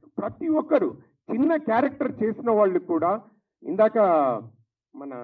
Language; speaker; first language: Telugu; native; Telugu